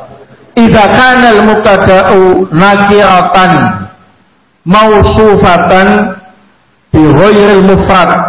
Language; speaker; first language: Arabic; non-native, fluent; Indonesian